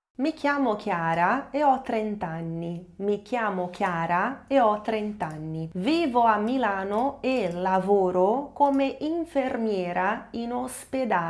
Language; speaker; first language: Italian; non-native, fluent; Portuguese